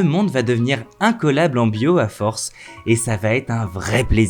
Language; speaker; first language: French; native; French